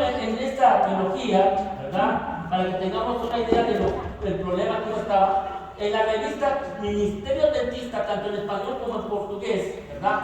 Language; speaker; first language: Spanish; native; Spanish